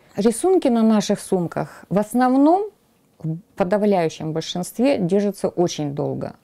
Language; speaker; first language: Russian; native; Russian